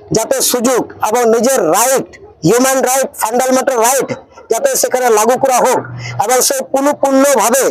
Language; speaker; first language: Bangla; non-native, local second language; Santali